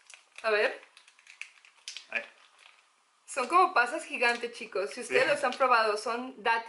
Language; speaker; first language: Spanish; native; Spanish